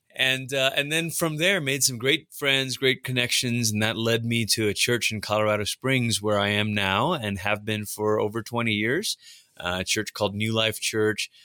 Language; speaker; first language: English; early bilingual, other home language; Tamil